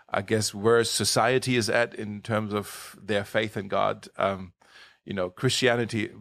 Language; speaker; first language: English; non-native, fluent; German